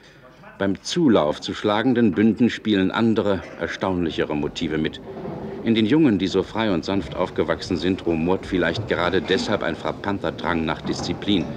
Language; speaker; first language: German; native; German